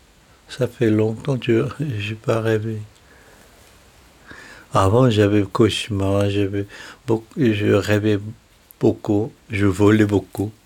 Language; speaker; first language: French; non-native, fluent; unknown